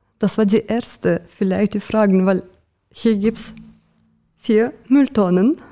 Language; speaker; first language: German; non-native, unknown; Russian